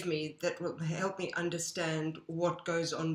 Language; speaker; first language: English; native; English